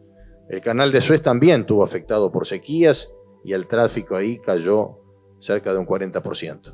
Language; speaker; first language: Spanish; native; Spanish